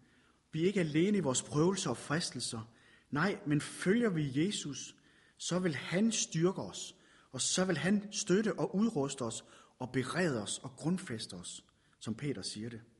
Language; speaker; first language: Danish; native; Danish